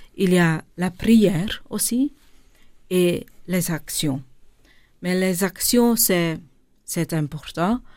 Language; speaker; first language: French; non-native, local second language; Dutch